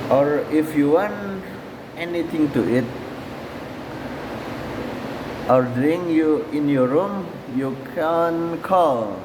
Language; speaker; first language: English; non-native, learner; Indonesian